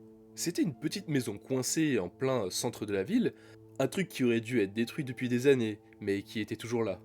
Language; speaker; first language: French; native; French